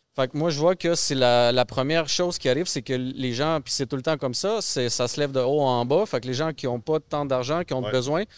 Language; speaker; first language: French; early bilingual, other home language; Russian